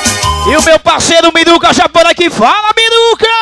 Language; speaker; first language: Portuguese; native; Portuguese